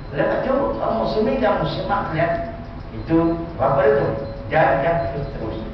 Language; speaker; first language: Malay; non-native, local second language; Tamil